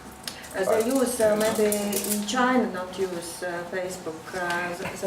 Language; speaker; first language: English; non-native, learner; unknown